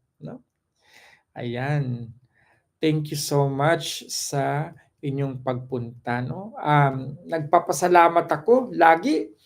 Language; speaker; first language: Filipino; non-native, local second language; Cebuano